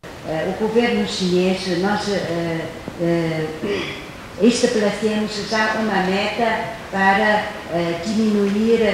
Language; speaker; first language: Portuguese; non-native, fluent; Chinese